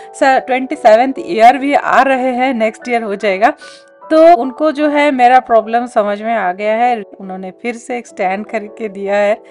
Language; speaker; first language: Hindi; non-native, local second language; Bangla